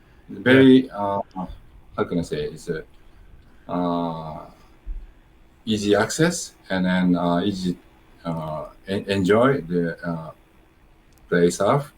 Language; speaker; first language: English; non-native, learner; Japanese